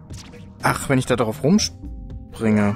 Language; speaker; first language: German; native; German